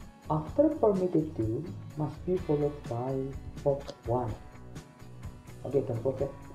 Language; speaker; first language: English; non-native, fluent; Indonesian